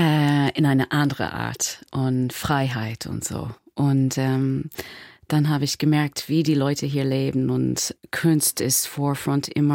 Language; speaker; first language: German; non-native, learner; English